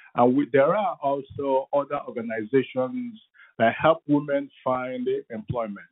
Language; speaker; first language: English; non-native, local second language; Igbo